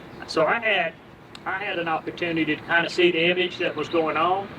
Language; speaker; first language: English; native; English